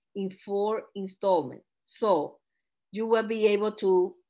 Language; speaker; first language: English; non-native, fluent; Spanish